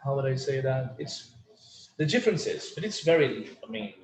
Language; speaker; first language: English; non-native, fluent; Portuguese